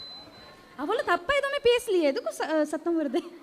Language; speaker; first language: Tamil; non-native, local second language; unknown